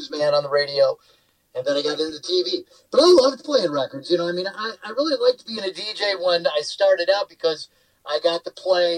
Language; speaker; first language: English; native; English